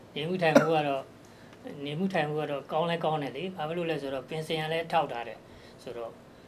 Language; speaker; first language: Burmese; native; Burmese